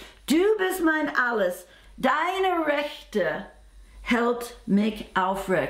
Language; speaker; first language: German; non-native, fluent; English